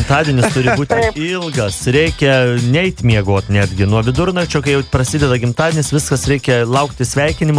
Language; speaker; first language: Lithuanian; native; Lithuanian